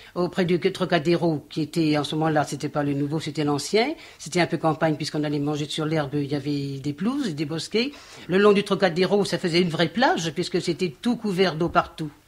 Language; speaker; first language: French; native; French